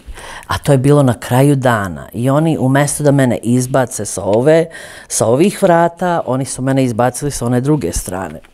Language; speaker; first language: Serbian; early bilingual, other home language; Croatian